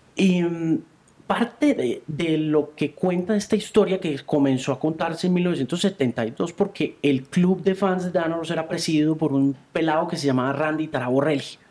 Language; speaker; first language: Spanish; native; Spanish